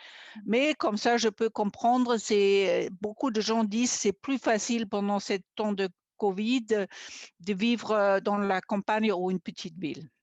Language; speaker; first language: French; non-native, fluent; German